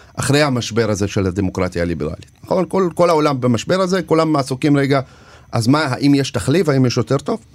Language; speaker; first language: Hebrew; non-native, local second language; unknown